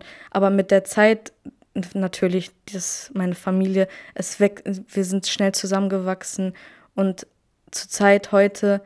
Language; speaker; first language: German; early bilingual, other home language; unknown